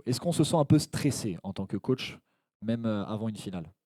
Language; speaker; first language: French; native; French